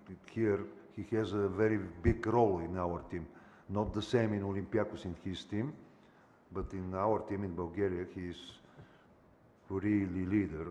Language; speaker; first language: English; non-native, fluent; Bulgarian